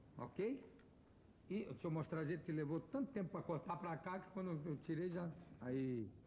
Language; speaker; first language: Portuguese; native; Portuguese